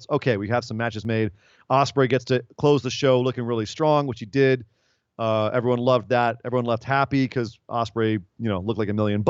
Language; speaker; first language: English; native; English